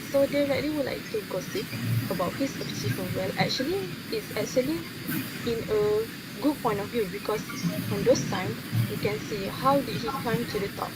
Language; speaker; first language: English; non-native, learner; Malay